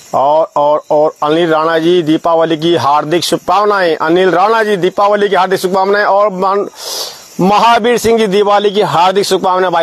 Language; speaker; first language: Hindi; non-native, local second language; Garhwali